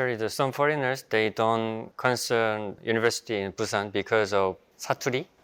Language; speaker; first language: English; non-native, learner; Korean